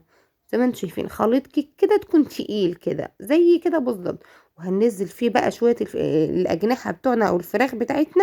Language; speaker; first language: Arabic; native; Arabic